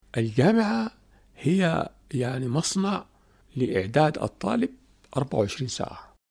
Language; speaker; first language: Arabic; native; Arabic